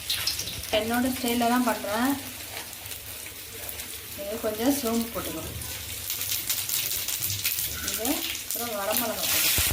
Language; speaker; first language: Tamil; native; Tamil